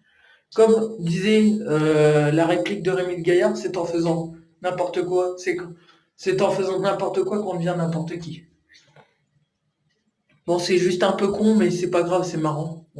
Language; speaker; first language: French; native; French